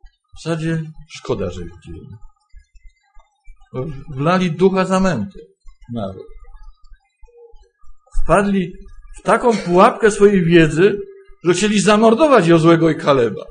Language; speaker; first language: Polish; native; Polish